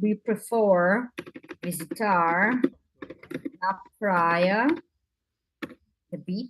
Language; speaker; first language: Portuguese; non-native, fluent; English